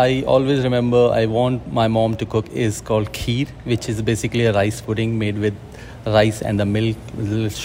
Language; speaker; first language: English; non-native, local second language; Hindi